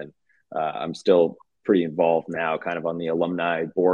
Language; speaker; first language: English; native; English